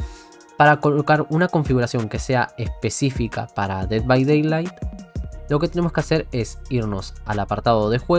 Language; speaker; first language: Spanish; native; Spanish